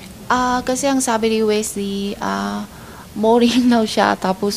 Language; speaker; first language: Filipino; non-native, learner; Chinese